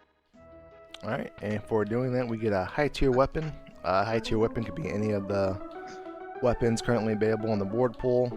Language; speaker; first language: English; native; English